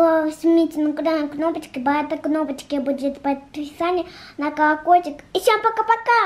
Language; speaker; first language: Russian; native; Russian